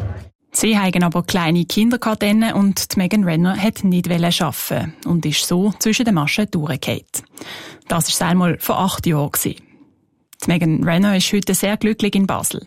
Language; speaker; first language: German; native; German